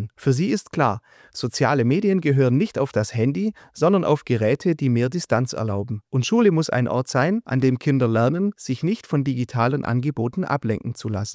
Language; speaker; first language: German; native; German